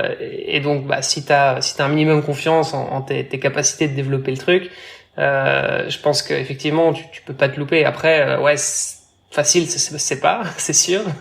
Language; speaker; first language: French; native; French